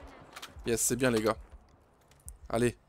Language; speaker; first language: French; native; French